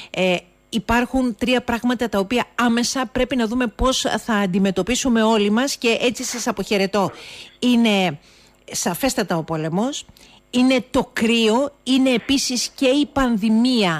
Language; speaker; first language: Greek; native; Greek